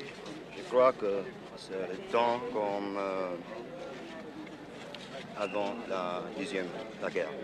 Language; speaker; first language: French; non-native, learner; Czech